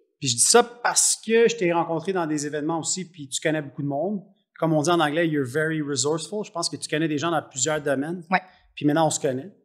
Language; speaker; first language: French; native; French